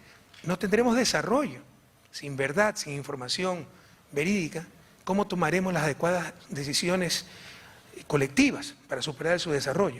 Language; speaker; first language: Spanish; native; Spanish